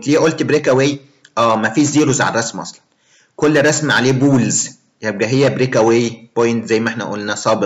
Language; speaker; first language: Arabic; native; Arabic